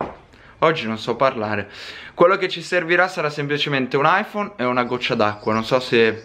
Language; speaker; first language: Italian; native; Italian